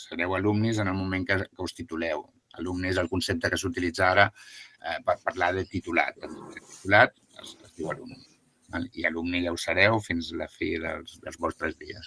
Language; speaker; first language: Catalan; native; Catalan